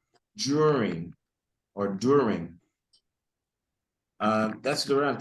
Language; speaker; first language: Spanish; early bilingual, heritage; Spanish